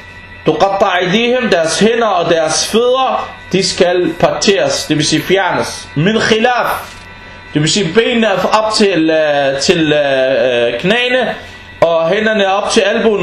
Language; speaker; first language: Danish; early bilingual, other home language; Arabic